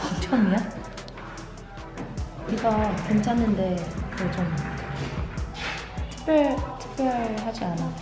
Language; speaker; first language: Korean; non-native, learner; Vietnamese